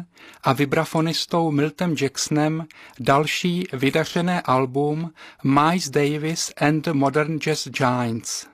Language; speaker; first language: Czech; native; Czech